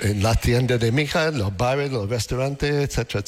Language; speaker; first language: Spanish; non-native, learner; English